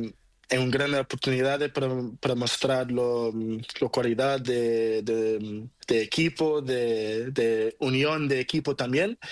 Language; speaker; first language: Spanish; non-native, learner; Portuguese